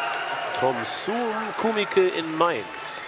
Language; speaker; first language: German; native; German